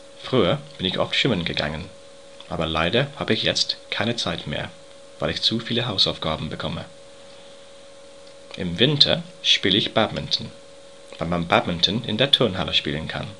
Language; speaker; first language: German; non-native, learner; English